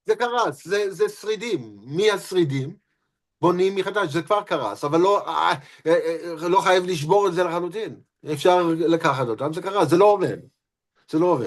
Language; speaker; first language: Hebrew; non-native, fluent; English